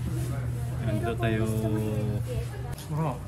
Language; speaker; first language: Filipino; non-native, learner; Japanese